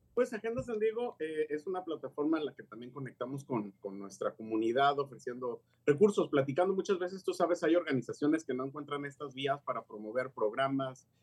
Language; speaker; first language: Spanish; native; Spanish